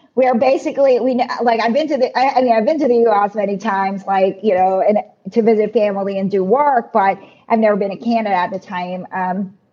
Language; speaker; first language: English; non-native, local second language; Filipino